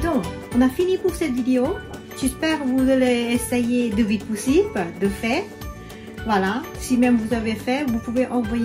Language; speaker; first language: French; non-native, learner; Thai